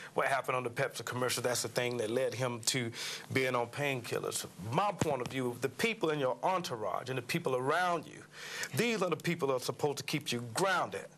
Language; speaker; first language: English; native; English